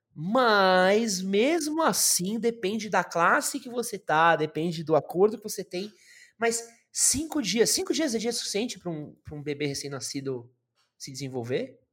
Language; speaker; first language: Portuguese; native; Portuguese